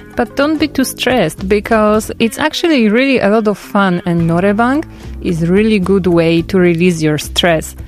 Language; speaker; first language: English; non-native, fluent; Polish